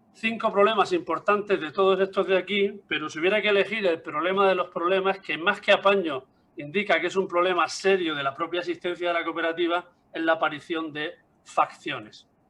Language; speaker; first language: Spanish; native; Spanish